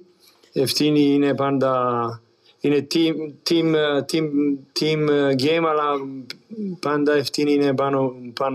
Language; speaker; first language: Greek; non-native, learner; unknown